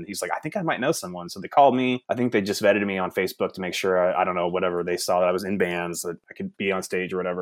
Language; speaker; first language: English; native; English